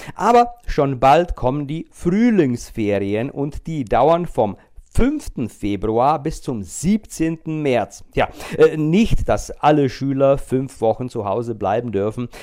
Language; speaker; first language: German; non-native, fluent; Czech